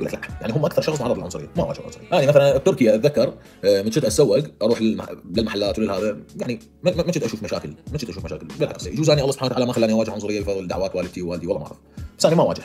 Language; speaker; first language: Arabic; native; Arabic